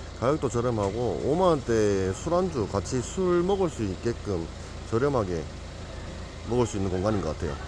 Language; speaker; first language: Korean; native; Korean